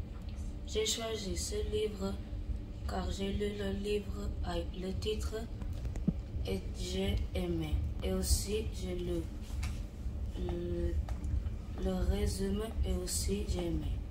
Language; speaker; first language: French; non-native, learner; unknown